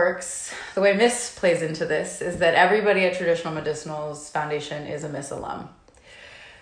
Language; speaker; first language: English; native; English